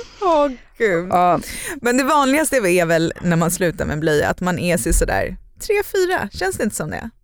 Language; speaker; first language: Swedish; native; Swedish